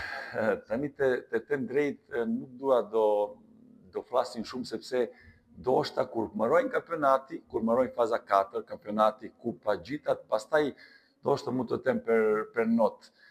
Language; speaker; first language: Albanian; non-native, learner; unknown